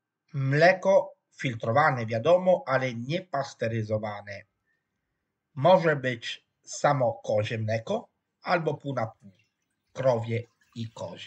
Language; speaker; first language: Polish; non-native, fluent; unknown